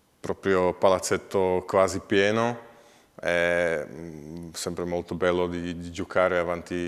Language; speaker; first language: Italian; non-native, learner; Slovak